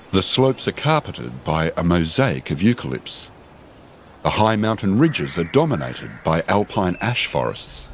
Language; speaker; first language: English; native; English